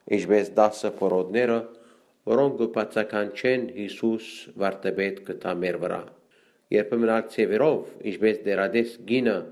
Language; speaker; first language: Armenian; early bilingual, heritage; Armenian